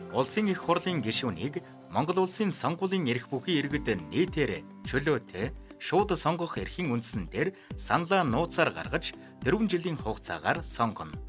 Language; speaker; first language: Mongolian; native; Mongolian